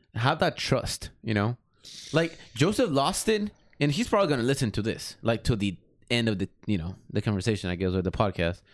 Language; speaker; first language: English; early bilingual, other home language; Spanish